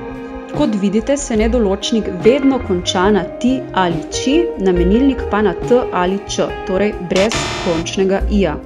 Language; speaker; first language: Slovenian; native; Slovenian